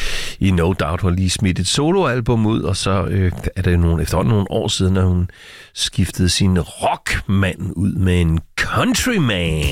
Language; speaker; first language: Danish; native; Danish